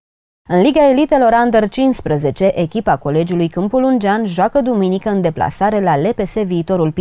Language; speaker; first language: Romanian; native; Romanian